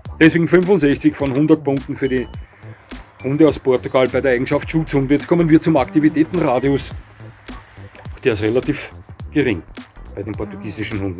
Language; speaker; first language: German; native; German